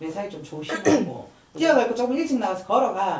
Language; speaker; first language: Korean; native; Korean